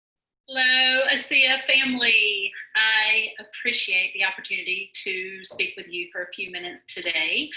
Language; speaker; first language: English; native; English